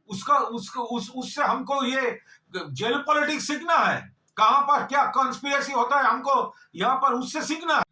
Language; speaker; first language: Hindi; non-native, local second language; Bangla